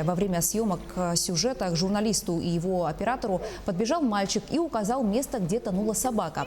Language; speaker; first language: Russian; native; Russian